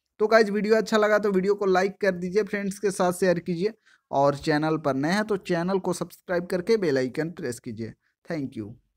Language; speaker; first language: Hindi; native; Hindi